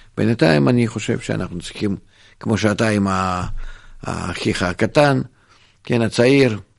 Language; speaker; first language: Hebrew; non-native, fluent; Russian